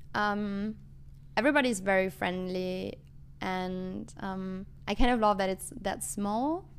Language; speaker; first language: English; non-native, fluent; German